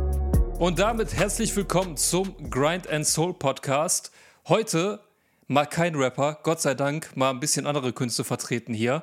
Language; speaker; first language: German; native; German